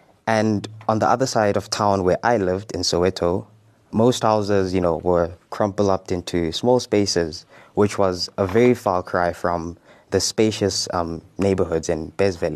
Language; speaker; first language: English; non-native, local second language; Zulu